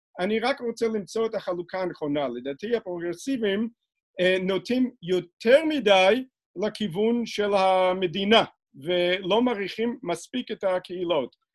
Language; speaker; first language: Hebrew; non-native, fluent; English